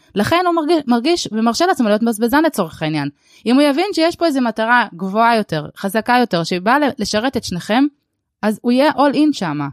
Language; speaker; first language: Hebrew; early bilingual, other home language; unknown